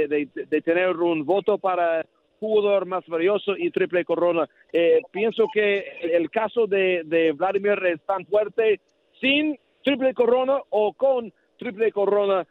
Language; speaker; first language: Spanish; non-native, learner; English